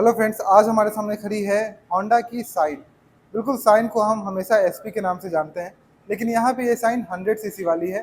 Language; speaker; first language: Hindi; native; Hindi